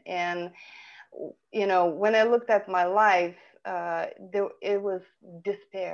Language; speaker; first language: English; non-native, fluent; Lithuanian